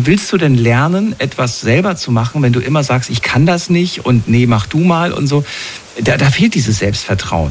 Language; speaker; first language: German; native; German